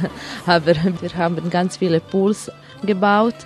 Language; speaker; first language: German; non-native, fluent; Croatian